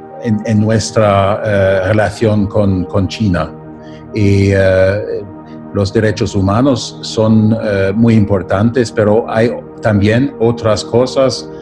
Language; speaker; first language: Spanish; non-native, fluent; German